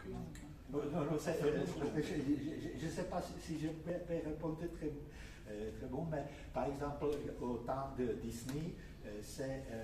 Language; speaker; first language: French; non-native, fluent; Czech